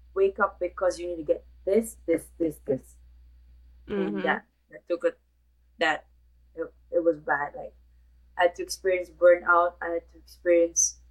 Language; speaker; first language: English; non-native, local second language; Malay